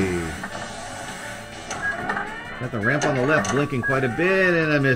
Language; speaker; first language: English; native; English